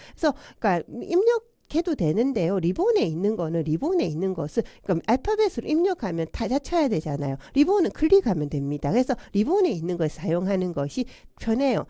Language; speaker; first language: Korean; native; Korean